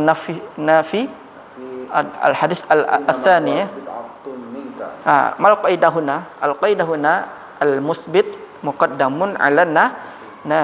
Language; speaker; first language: Arabic; non-native, learner; Malay